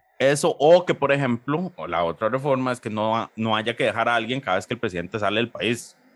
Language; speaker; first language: Spanish; native; Spanish